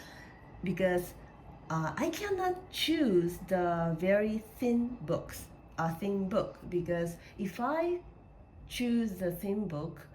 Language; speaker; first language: English; non-native, learner; Japanese